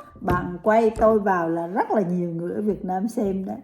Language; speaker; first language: Vietnamese; native; Vietnamese